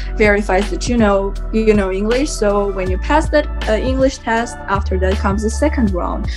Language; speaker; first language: English; non-native, fluent; Armenian